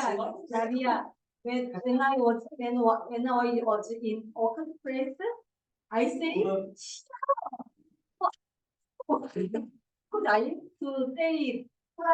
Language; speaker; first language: English; non-native, learner; Portuguese